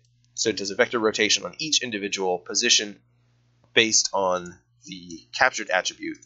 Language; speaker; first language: English; native; English